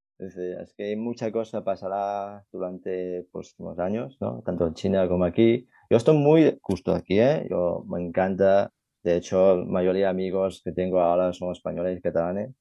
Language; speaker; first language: Spanish; non-native, fluent; Chinese